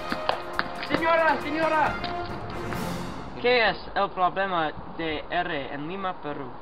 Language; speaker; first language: Spanish; non-native, learner; English